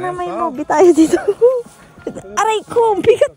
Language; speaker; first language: Filipino; native; Filipino